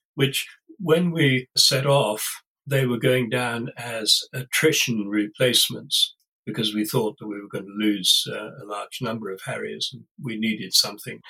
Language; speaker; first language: English; native; English